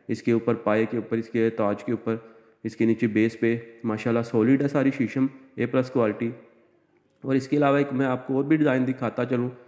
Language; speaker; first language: Urdu; non-native, local second language; Punjabi